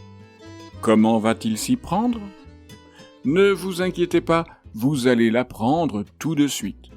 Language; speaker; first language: French; native; French